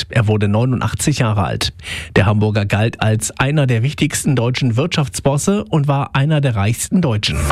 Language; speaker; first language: German; native; German